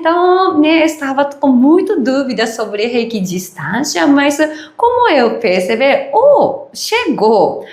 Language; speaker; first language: Portuguese; non-native, learner; Japanese